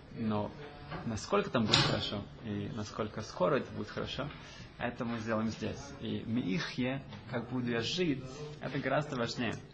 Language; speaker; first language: Russian; early bilingual, heritage; Russian